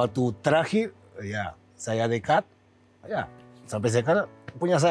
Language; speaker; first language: Indonesian; non-native, learner; Spanish